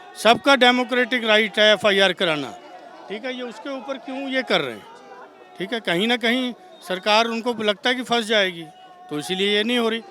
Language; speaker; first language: Hindi; native; Hindi